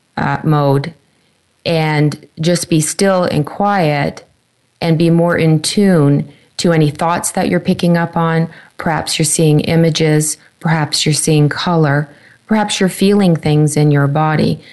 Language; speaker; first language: English; native; English